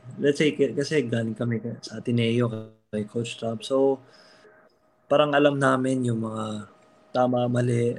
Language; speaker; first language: Filipino; early bilingual, heritage; Filipino